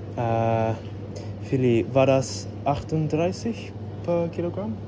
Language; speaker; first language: German; non-native, learner; English